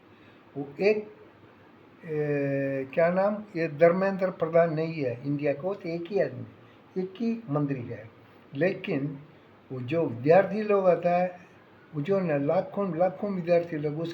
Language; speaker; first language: Hindi; non-native, local second language; Malayalam